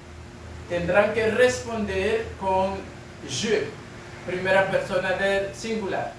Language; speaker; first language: Spanish; non-native, learner; French